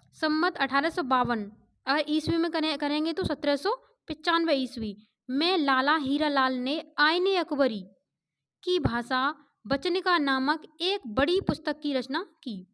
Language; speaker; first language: Hindi; native; Hindi